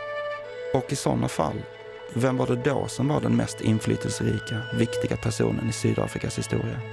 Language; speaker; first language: Swedish; native; Swedish